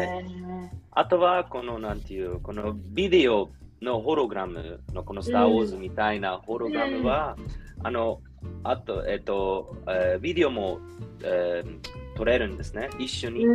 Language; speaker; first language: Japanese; non-native, learner; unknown